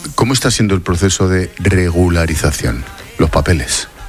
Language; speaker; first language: Spanish; native; Spanish